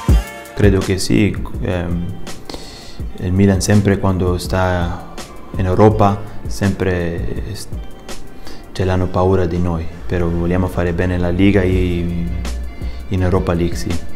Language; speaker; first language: Italian; non-native, learner; Spanish